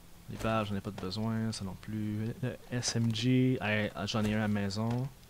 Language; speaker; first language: French; early bilingual, heritage; French